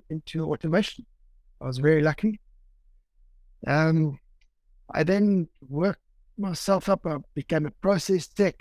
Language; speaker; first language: English; native; English